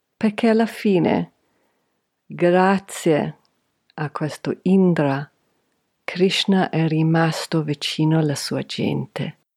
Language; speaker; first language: Italian; non-native, fluent; English